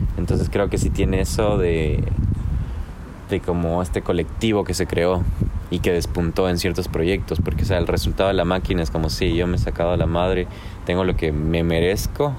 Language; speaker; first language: Spanish; native; Spanish